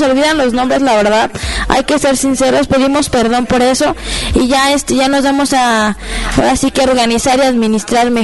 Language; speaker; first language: Spanish; native; Spanish